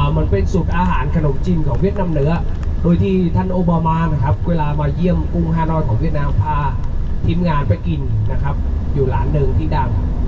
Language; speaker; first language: Thai; non-native, fluent; Vietnamese